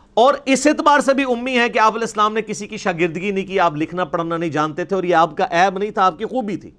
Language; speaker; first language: Urdu; non-native, local second language; Punjabi